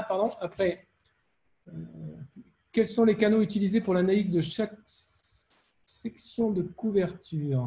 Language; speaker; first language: French; native; French